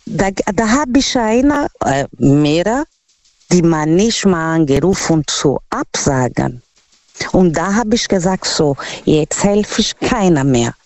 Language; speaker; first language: German; non-native, learner; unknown